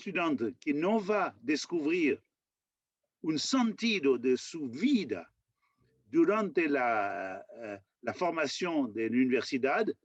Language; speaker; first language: Spanish; non-native, fluent; French